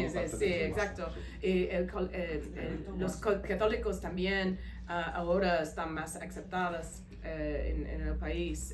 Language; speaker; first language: Spanish; non-native, fluent; English